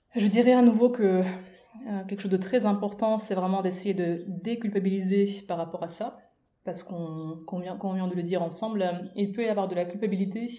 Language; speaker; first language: French; non-native, fluent; Russian